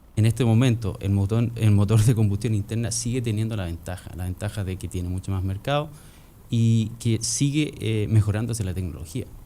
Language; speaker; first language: Spanish; early bilingual, other home language; English